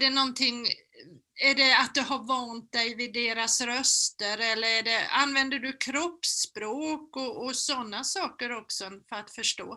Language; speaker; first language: Swedish; native; Swedish